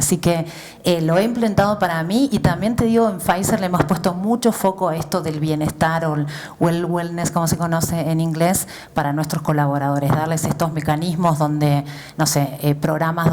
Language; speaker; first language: Spanish; native; Spanish